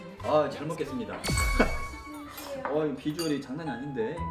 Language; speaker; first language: Korean; native; Korean